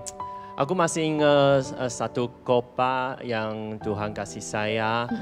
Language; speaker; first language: Indonesian; non-native, fluent; Chinese